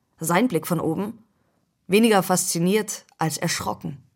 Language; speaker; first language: German; native; German